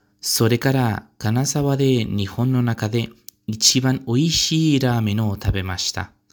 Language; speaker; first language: Japanese; non-native, learner; Spanish